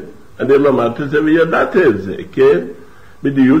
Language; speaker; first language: Hebrew; non-native, fluent; Yiddish